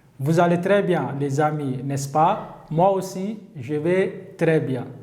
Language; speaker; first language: French; non-native, fluent; Turkish